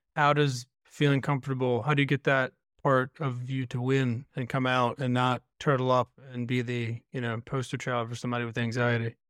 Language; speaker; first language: English; native; English